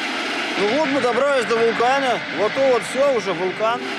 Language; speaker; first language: Russian; native; Russian